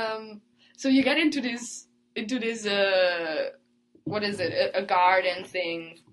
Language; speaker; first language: English; early bilingual, other home language; Italian